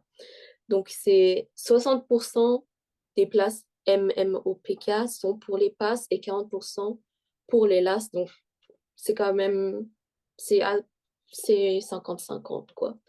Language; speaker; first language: French; early bilingual, heritage; French